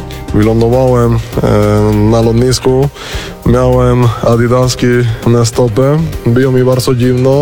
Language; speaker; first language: Polish; non-native, learner; Spanish